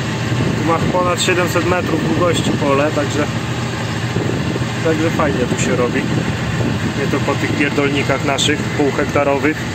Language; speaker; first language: Polish; native; Polish